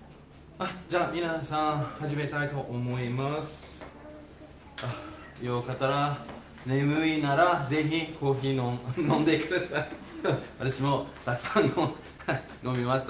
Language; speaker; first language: Japanese; non-native, fluent; English